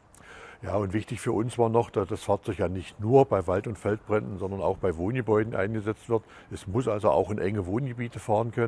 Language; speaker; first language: German; native; German